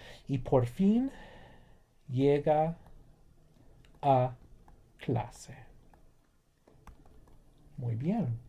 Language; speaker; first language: Spanish; non-native, fluent; English